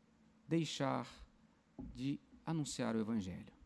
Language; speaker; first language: Portuguese; native; Portuguese